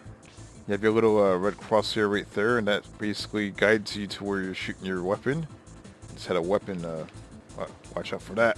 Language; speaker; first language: English; native; English